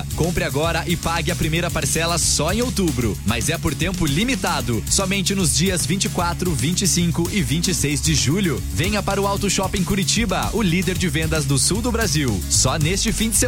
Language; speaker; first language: Portuguese; native; Portuguese